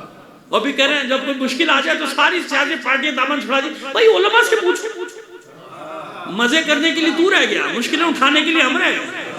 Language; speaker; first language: Urdu; native; Urdu